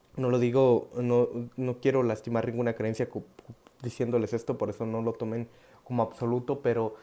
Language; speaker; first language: Spanish; native; Spanish